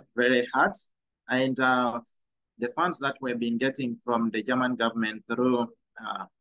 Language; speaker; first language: English; non-native, fluent; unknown